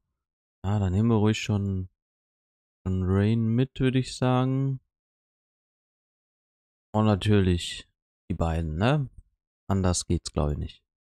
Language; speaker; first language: German; native; German